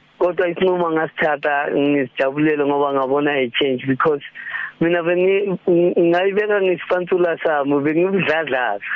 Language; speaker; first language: Zulu; native; Zulu